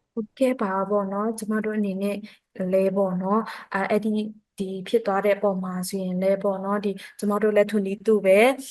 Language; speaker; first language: Burmese; non-native, local second language; Pa'o Karen